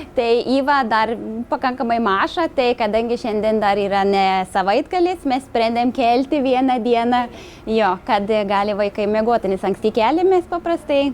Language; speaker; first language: Lithuanian; non-native, fluent; Swedish